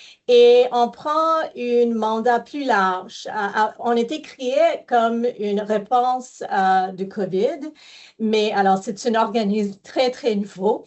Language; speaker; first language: French; non-native, fluent; English